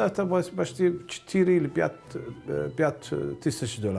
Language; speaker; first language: Ukrainian; non-native, learner; Arabic